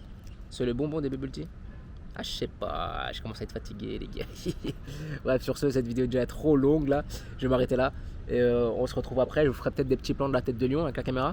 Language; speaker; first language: French; native; French